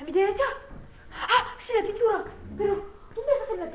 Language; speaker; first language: Spanish; non-native, learner; French